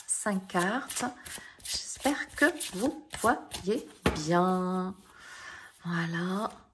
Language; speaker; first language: French; native; French